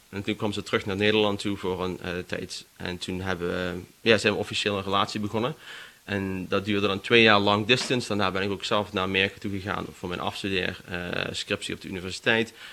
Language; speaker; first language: Dutch; native; Dutch